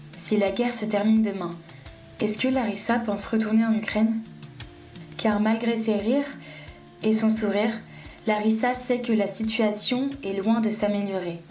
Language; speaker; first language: French; native; French